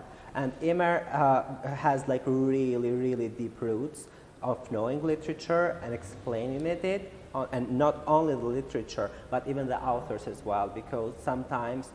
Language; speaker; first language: English; non-native, fluent; Albanian